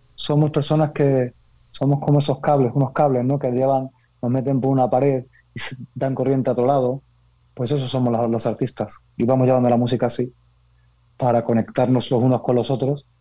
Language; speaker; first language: Spanish; native; Spanish